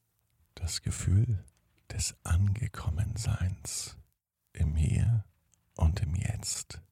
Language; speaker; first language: German; native; German